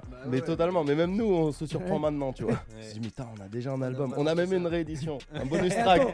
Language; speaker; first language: French; native; French